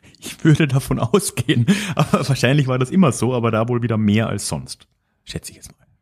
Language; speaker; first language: German; native; German